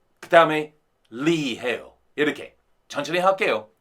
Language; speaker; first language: Korean; non-native, fluent; English